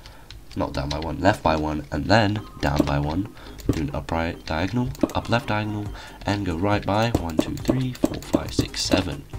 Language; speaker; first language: English; native; English